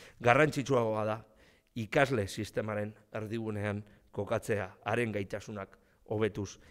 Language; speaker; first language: Basque; non-native, local second language; Spanish